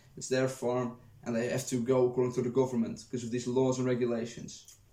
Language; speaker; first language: English; non-native, fluent; Dutch